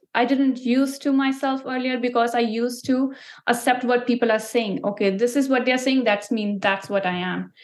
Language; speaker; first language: English; non-native, local second language; Punjabi